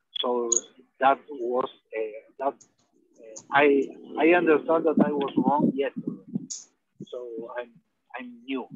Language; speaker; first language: English; non-native, learner; Spanish